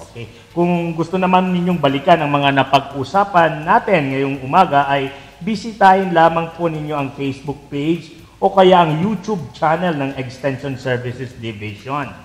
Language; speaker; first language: Filipino; non-native, local second language; Bikol